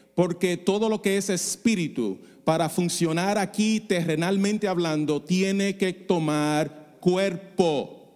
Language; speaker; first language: Spanish; non-native, fluent; English